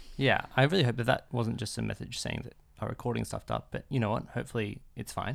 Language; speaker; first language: English; native; English